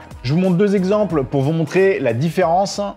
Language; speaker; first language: French; native; French